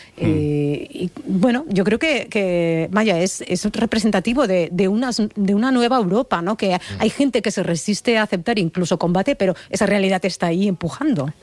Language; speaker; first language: Spanish; native; Spanish